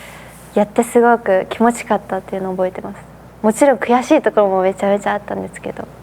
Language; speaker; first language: Japanese; native; Japanese